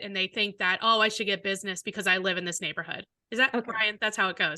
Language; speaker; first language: English; native; English